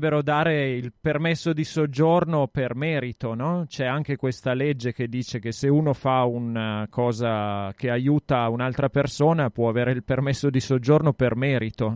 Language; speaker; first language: Italian; native; Italian